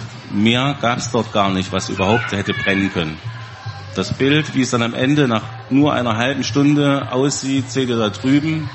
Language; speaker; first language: German; native; German